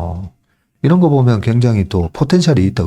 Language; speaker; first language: Korean; native; Korean